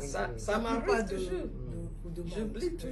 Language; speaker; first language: French; non-native, fluent; Igbo